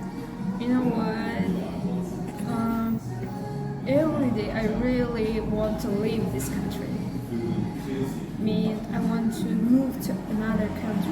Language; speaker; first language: English; non-native, learner; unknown